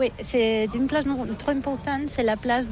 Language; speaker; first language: French; non-native, learner; Catalan